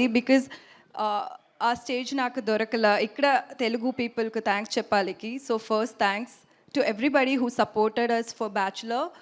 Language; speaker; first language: Telugu; non-native, learner; Tamil